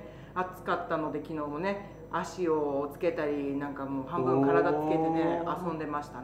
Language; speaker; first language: Japanese; native; Japanese